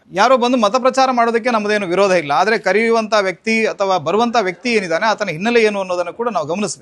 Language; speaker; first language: Kannada; native; Kannada